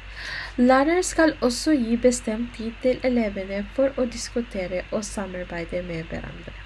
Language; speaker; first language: Norwegian; non-native, learner; Filipino